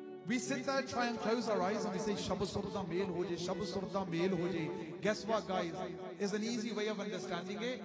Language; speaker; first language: English; early bilingual, other home language; Punjabi